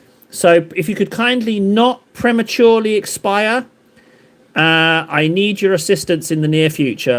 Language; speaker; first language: English; native; English